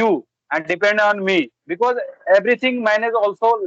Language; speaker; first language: English; non-native, learner; Bhojpuri